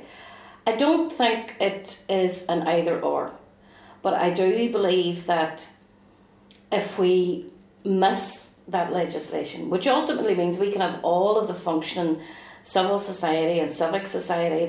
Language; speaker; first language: English; native; English